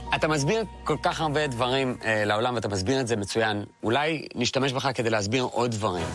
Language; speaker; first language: Hebrew; native; Hebrew